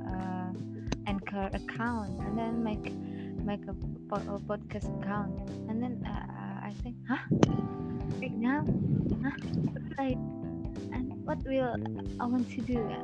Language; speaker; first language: English; non-native, learner; Indonesian